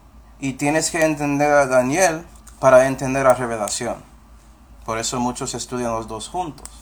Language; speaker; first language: Spanish; non-native, fluent; English